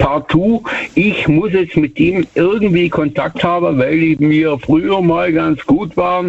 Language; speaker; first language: German; native; German